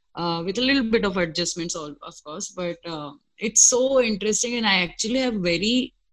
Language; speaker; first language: English; non-native, local second language; Gujarati